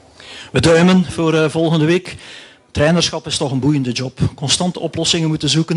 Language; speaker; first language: Dutch; native; Dutch